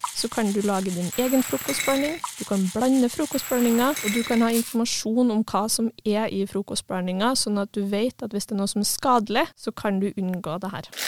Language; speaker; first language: Norwegian; native; Norwegian